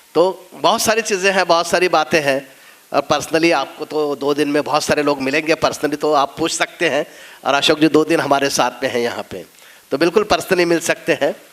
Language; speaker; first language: Hindi; non-native, local second language; Marathi